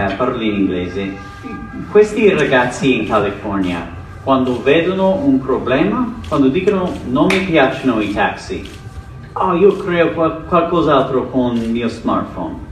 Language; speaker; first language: Italian; non-native, learner; English